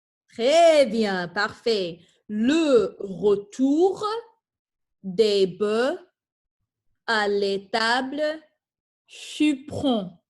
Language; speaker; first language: French; non-native, fluent; English